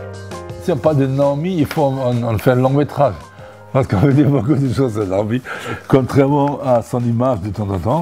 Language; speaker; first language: French; non-native, fluent; German